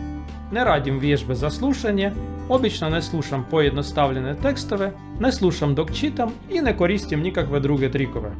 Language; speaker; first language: Croatian; non-native, learner; Russian